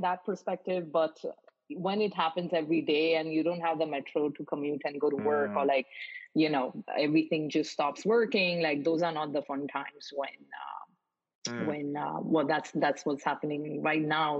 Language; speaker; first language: English; non-native, local second language; Marathi